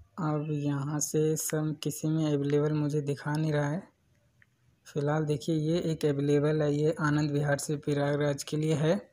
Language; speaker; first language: Hindi; native; Hindi